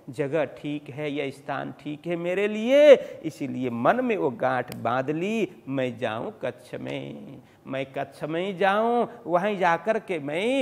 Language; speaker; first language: Hindi; native; Hindi